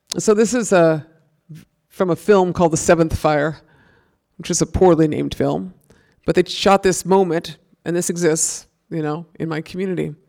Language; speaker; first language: English; native; English